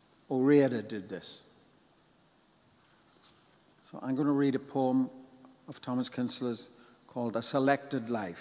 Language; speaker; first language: English; native; English